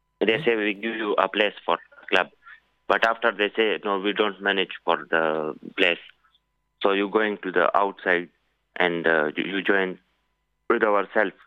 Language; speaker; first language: English; non-native, learner; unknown